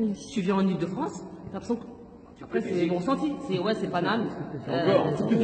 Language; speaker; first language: French; native; French